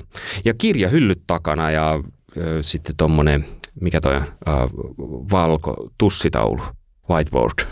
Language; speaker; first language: Finnish; native; Finnish